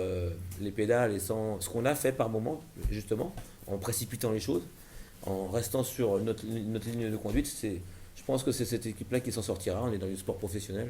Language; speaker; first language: French; native; French